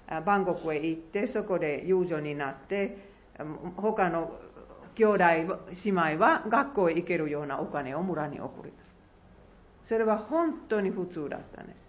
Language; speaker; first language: Japanese; non-native, fluent; Finnish